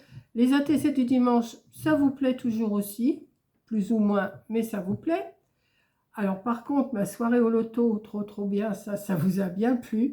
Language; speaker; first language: French; native; French